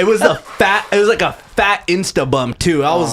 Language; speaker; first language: English; native; English